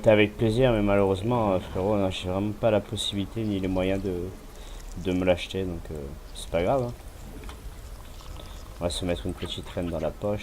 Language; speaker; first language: French; native; French